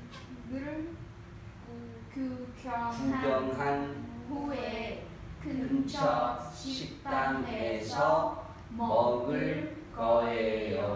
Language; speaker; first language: Korean; non-native, learner; Vietnamese